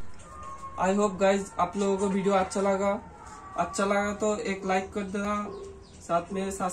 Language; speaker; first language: Hindi; non-native, local second language; Bangla